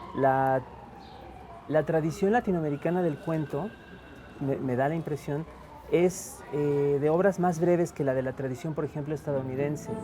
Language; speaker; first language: Spanish; native; Spanish